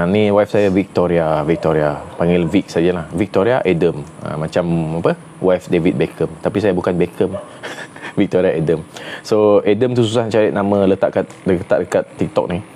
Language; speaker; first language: Malay; non-native, local second language; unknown